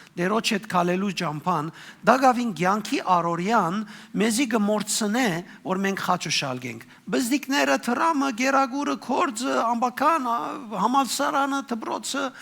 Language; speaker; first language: Armenian; native; Armenian